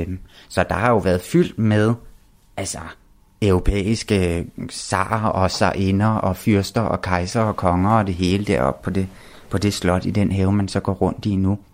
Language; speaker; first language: Danish; native; Danish